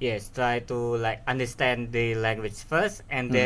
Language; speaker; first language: English; non-native, learner; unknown